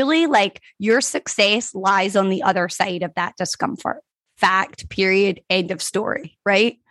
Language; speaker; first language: English; native; English